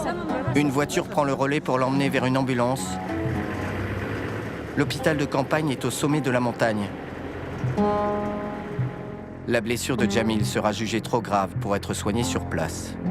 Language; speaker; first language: French; native; French